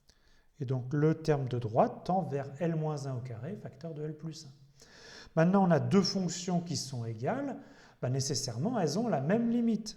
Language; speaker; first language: French; native; French